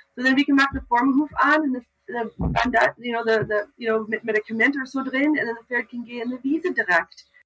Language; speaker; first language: German; non-native, learner; English